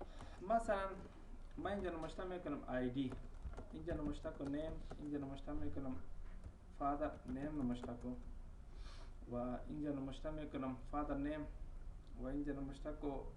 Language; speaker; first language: Persian; non-native, local second language; Pashto